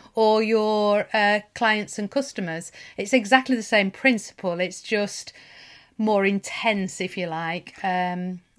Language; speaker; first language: English; native; English